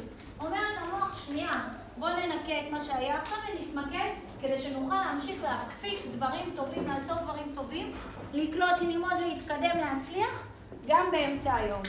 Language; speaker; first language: Hebrew; native; Hebrew